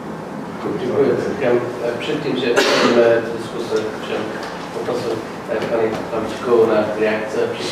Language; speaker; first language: Czech; non-native, learner; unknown